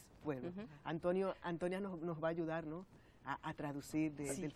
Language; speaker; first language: Spanish; native; Spanish